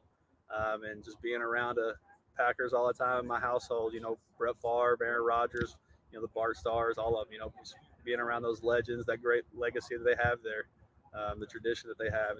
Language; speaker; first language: English; native; English